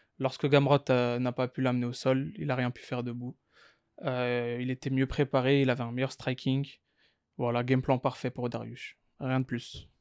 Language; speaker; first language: French; native; French